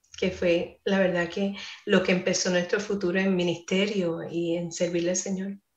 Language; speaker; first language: Spanish; non-native, fluent; English